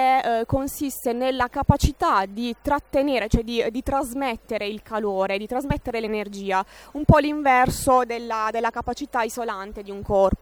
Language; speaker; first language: Italian; native; Italian